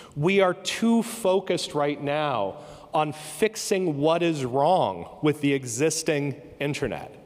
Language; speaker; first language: English; native; English